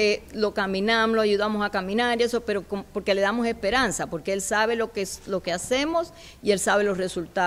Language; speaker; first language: Spanish; native; Spanish